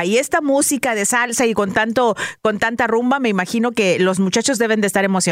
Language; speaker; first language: Spanish; native; Spanish